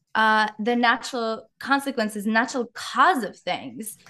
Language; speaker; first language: English; non-native, fluent; Czech